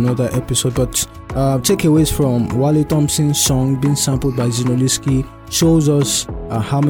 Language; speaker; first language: English; non-native, local second language; Yoruba